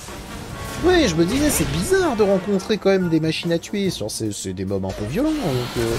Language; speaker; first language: French; native; French